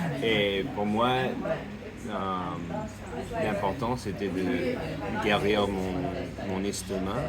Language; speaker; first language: French; non-native, fluent; English